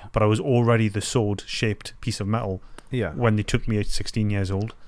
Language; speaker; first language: English; native; English